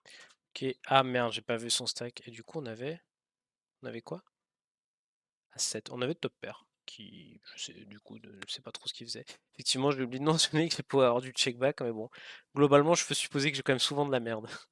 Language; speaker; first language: French; native; French